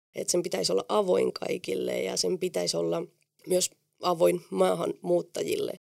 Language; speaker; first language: Finnish; non-native, fluent; Spanish